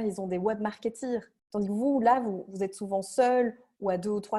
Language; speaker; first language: French; native; French